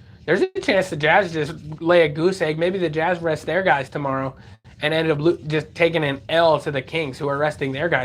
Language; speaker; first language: English; native; English